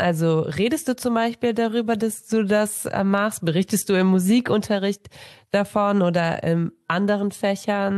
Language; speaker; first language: German; native; German